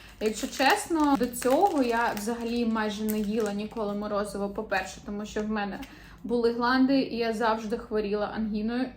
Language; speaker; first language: Ukrainian; non-native, local second language; Russian